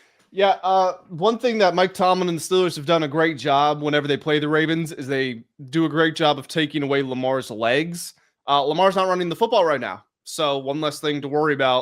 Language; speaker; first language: English; native; English